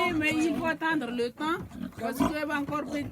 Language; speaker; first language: French; non-native, local second language; Malagasy